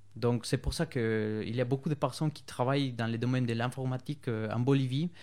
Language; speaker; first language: French; non-native, fluent; Spanish